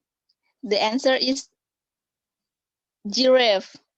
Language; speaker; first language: English; non-native, learner; Indonesian